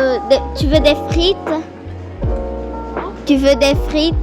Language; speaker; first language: French; non-native, fluent; Spanish